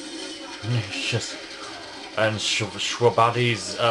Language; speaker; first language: English; native; English